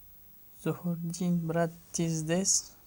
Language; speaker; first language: Russian; non-native, learner; Tajik